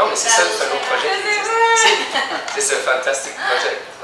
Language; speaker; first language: Spanish; non-native, learner; French